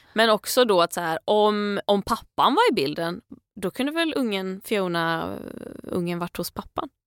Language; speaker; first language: Swedish; native; Swedish